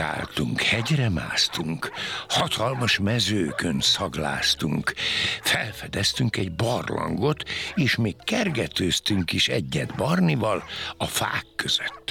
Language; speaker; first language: Hungarian; native; Hungarian